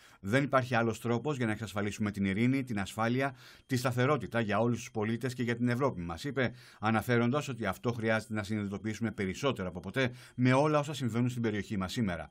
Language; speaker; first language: Greek; native; Greek